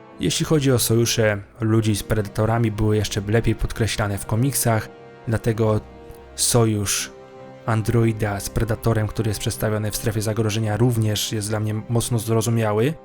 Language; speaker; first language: Polish; native; Polish